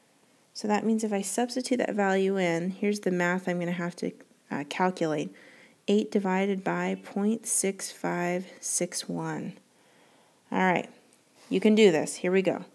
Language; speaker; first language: English; native; English